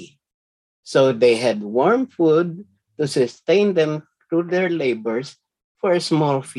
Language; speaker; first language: English; non-native, local second language; Filipino